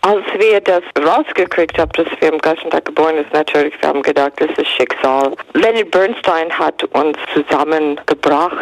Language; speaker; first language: German; non-native, fluent; English